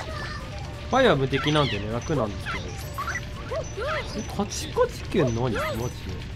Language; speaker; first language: Japanese; native; Japanese